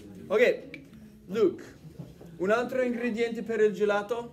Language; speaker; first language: Italian; non-native, fluent; English